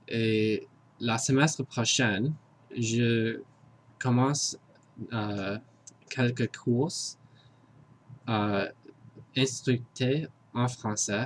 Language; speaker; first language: French; non-native, learner; English